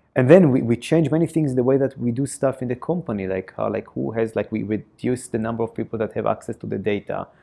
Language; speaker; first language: English; non-native, fluent; Hebrew